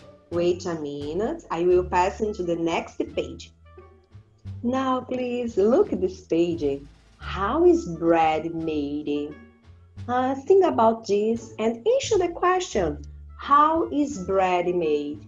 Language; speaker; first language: English; non-native, learner; Portuguese